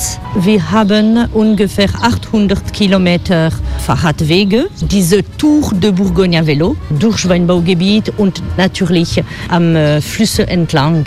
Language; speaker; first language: German; non-native, fluent; French